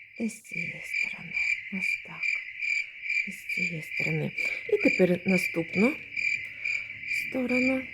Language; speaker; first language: Ukrainian; native; Ukrainian